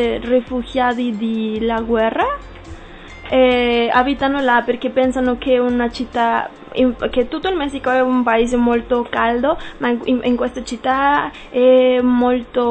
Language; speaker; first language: Italian; non-native, learner; Spanish